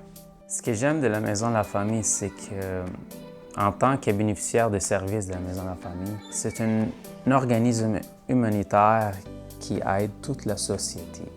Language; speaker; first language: French; non-native, fluent; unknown